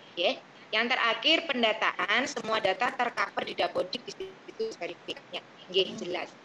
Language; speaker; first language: Indonesian; non-native, local second language; Javanese